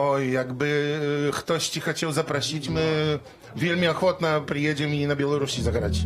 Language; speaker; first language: Polish; non-native, learner; Belarusian